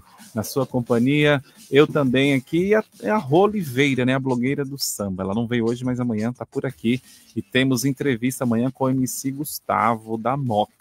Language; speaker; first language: Portuguese; native; Portuguese